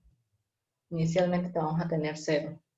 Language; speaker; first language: Spanish; native; Spanish